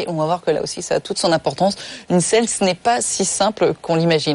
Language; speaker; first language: French; native; French